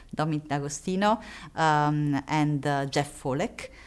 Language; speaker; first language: English; non-native, fluent; Italian